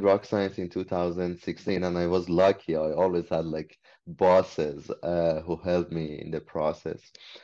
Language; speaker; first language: English; non-native, fluent; Persian